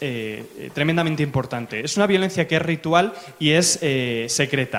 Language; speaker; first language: Spanish; native; Spanish